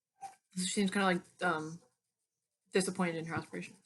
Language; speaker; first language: English; native; English